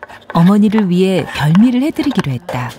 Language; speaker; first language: Korean; native; Korean